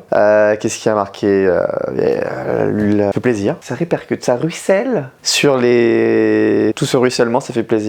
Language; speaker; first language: French; native; French